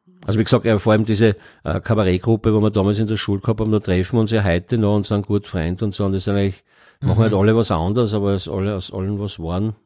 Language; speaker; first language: German; native; German